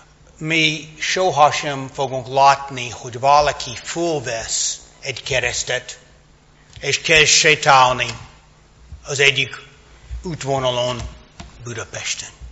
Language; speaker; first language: Hungarian; non-native, fluent; English